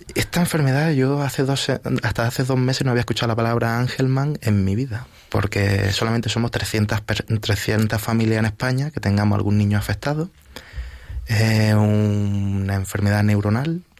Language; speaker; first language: Spanish; native; Spanish